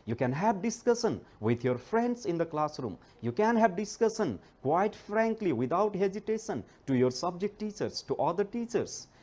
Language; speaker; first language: English; non-native, local second language; Nepali